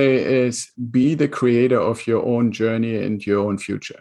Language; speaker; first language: English; non-native, fluent; German